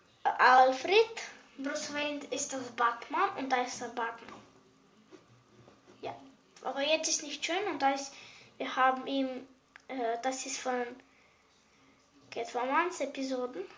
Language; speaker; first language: German; non-native, learner; Bulgarian